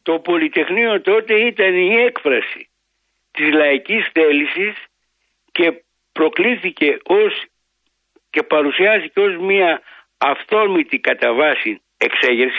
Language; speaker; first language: Greek; native; Greek